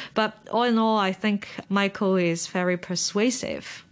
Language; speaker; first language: English; non-native, local second language; Cantonese